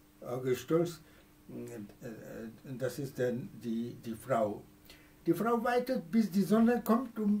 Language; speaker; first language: German; non-native, fluent; Persian